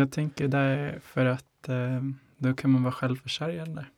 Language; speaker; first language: Swedish; non-native, local second language; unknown